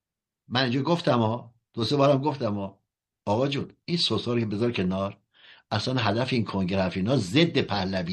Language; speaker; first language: Persian; native; Persian